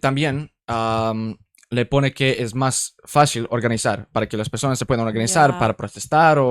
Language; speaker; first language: Spanish; non-native, learner; English